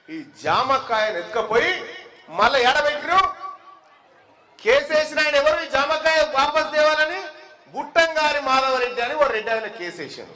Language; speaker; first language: Telugu; native; Telugu